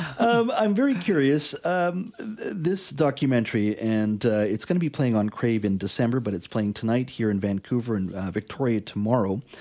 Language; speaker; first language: English; native; English